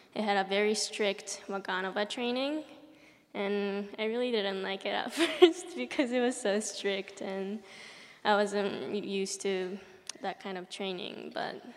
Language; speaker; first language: English; early bilingual, other home language; Japanese